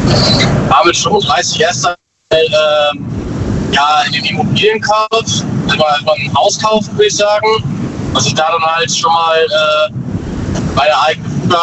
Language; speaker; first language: German; native; German